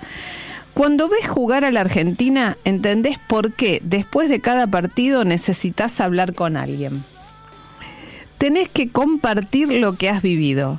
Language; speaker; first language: Spanish; native; Spanish